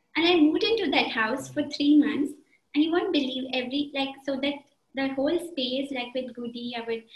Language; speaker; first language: English; non-native, local second language; Marathi